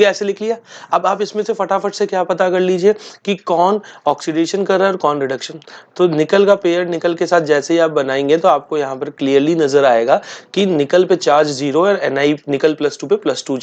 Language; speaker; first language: Hindi; native; Hindi